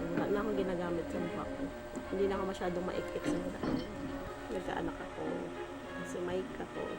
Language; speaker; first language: Filipino; native; Filipino